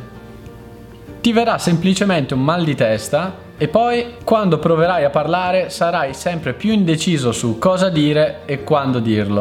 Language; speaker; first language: Italian; native; Italian